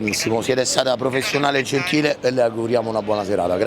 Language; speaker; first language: Italian; native; Italian